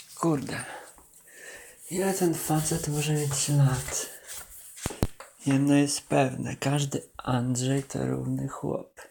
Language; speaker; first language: Polish; native; Polish